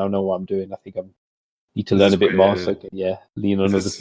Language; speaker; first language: English; native; English